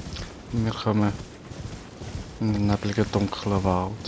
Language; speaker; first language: German; native; German